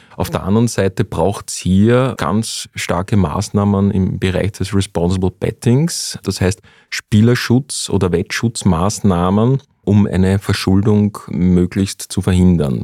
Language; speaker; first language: German; native; German